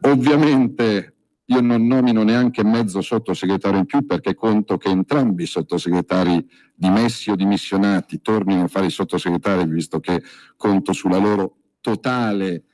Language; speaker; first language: Italian; native; Italian